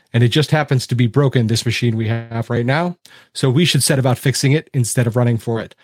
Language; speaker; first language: English; native; English